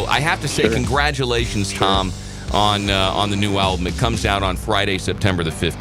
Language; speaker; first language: English; native; English